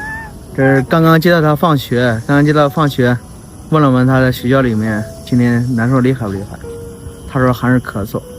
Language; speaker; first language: Chinese; native; Chinese